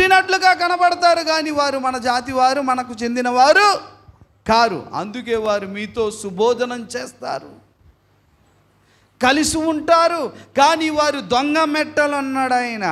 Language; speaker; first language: Telugu; native; Telugu